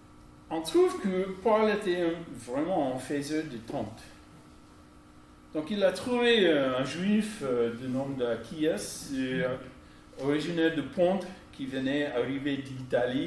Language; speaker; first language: French; non-native, fluent; English